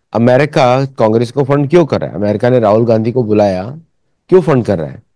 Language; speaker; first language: Hindi; native; Hindi